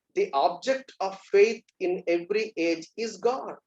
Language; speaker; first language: English; non-native, local second language; Telugu